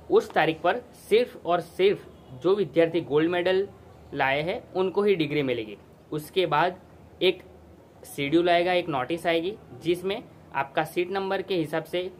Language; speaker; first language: Hindi; non-native, local second language; Gujarati